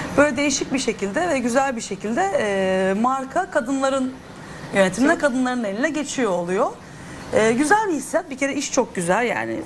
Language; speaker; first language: Turkish; native; Turkish